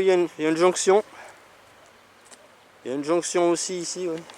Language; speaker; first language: French; native; French